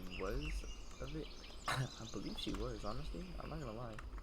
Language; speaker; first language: English; native; English